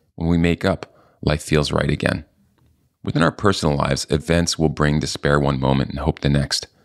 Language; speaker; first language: English; native; English